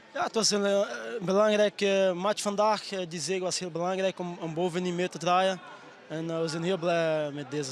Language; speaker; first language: Dutch; non-native, fluent; French